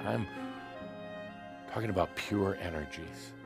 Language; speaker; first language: English; native; English